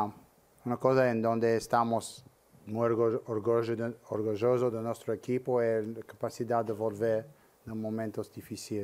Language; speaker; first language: Spanish; non-native, learner; English